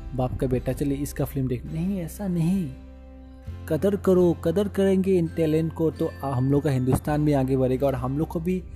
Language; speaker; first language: Hindi; native; Hindi